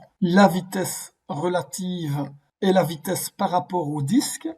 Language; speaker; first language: French; native; French